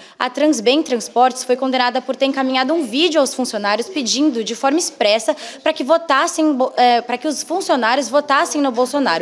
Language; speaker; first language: Portuguese; native; Portuguese